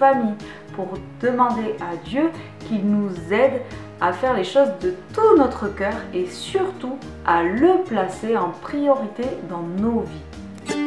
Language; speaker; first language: French; native; French